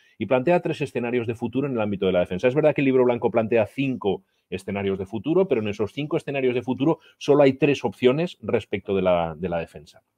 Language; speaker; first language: Spanish; native; Spanish